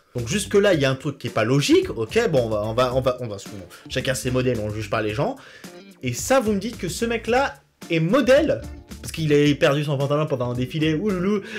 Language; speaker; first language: French; native; French